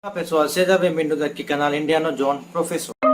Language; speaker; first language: Portuguese; non-native, learner; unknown